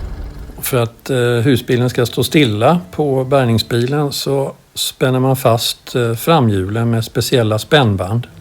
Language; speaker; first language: Swedish; native; Swedish